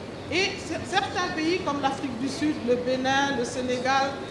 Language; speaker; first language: French; non-native, local second language; Wolof